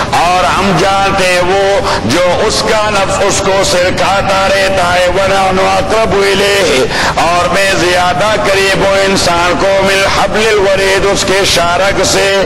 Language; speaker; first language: Urdu; non-native, local second language; Pashto